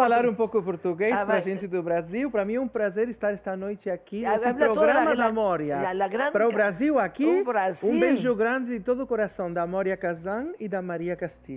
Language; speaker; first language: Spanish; early bilingual, other home language; Portuguese